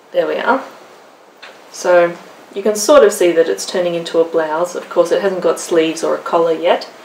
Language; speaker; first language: English; native; English